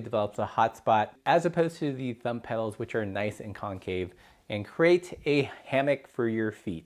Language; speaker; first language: English; native; English